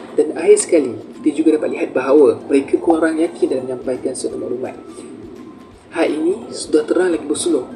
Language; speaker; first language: Malay; native; Malay